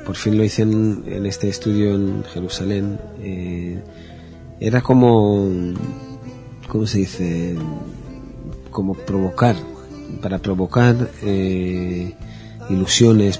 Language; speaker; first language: Spanish; non-native, fluent; Hebrew